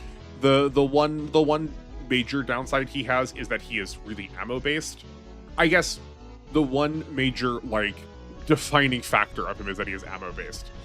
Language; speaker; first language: English; native; English